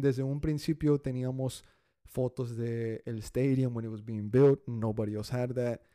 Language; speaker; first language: English; early bilingual, other home language; Spanish